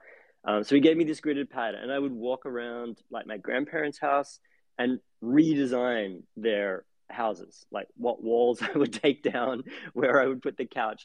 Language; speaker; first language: English; native; English